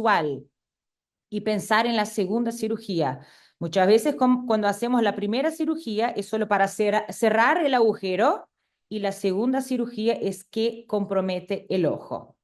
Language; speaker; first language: Spanish; non-native, fluent; Portuguese